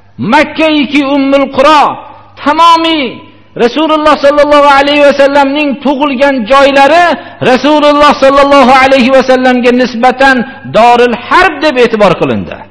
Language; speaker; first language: Uzbek; native; Uzbek